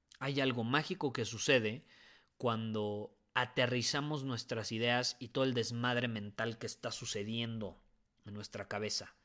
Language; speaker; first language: Spanish; native; Spanish